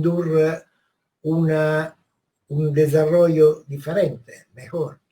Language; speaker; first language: Spanish; non-native, fluent; Italian